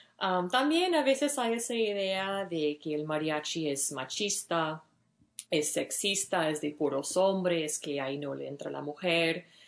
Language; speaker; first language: Spanish; non-native, fluent; English